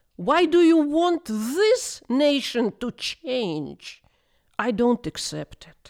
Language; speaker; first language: English; non-native, fluent; Russian